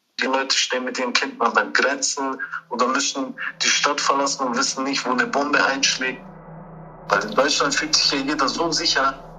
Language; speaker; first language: German; early bilingual, other home language; Turkish